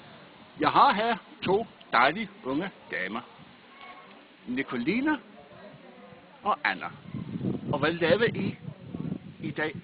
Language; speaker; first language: Danish; native; Danish